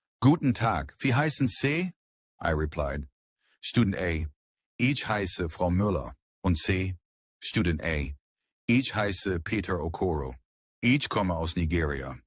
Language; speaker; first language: German; non-native, learner; English